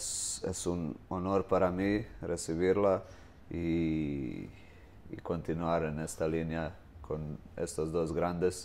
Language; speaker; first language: Spanish; non-native, fluent; Croatian